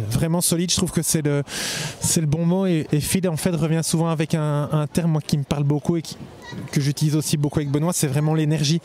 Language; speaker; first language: French; native; French